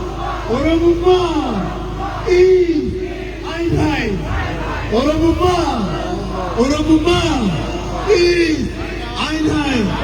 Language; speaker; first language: German; non-native, learner; Oromo